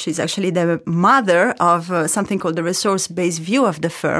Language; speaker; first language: English; non-native, fluent; Italian